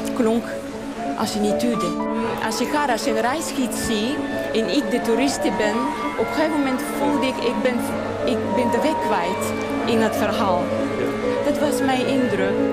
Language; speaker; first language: Dutch; non-native, fluent; Bulgarian